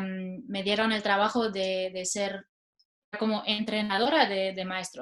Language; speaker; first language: Spanish; non-native, fluent; German